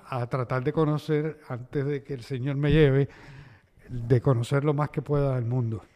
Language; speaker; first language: Spanish; native; Spanish